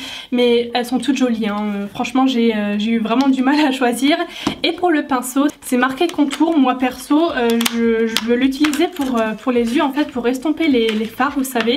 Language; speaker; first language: French; native; French